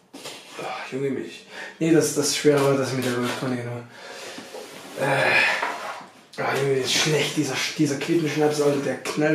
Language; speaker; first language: German; native; German